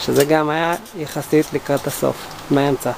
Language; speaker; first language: Hebrew; native; Hebrew